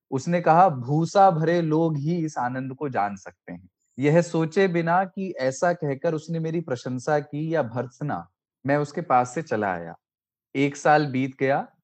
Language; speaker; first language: Hindi; native; Hindi